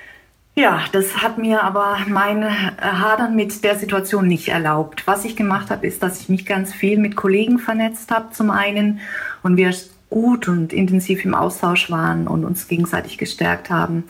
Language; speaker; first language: German; native; German